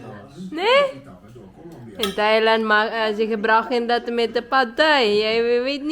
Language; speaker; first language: Dutch; non-native, learner; Filipino